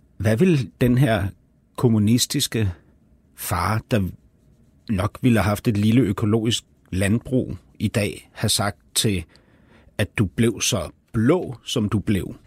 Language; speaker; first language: Danish; native; Danish